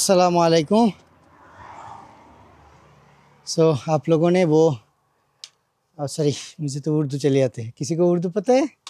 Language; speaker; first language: Hindi; non-native, learner; Bangla